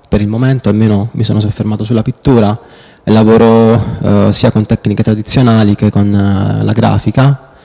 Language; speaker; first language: Italian; native; Italian